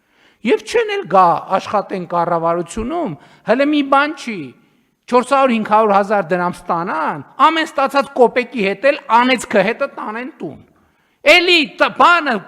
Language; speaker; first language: Armenian; native; Armenian